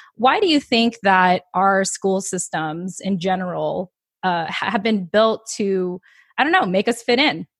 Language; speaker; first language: English; early bilingual, other home language; Filipino